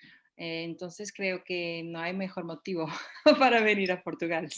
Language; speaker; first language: Spanish; non-native, fluent; Portuguese